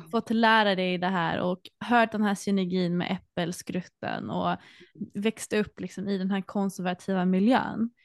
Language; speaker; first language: Swedish; native; Swedish